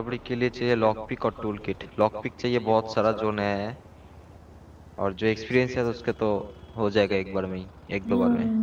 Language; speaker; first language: Hindi; native; Hindi